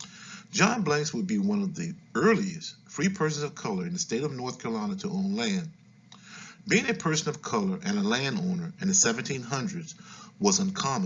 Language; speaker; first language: English; native; English